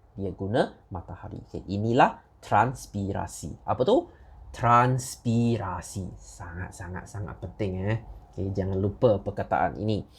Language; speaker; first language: Malay; non-native, local second language; Chinese